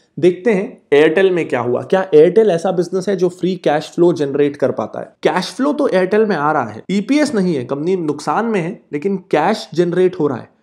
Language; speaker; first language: Hindi; native; Hindi